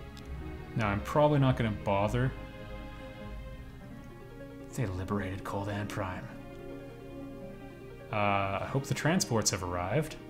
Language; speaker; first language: English; native; English